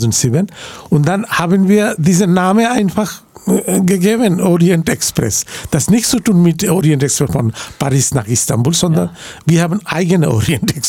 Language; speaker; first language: German; non-native, learner; Bangla